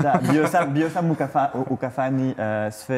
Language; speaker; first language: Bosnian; non-native, learner; French